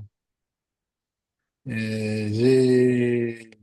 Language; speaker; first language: Hebrew; non-native, learner; French